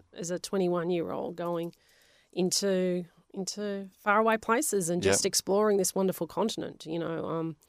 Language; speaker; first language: English; non-native, local second language; Polish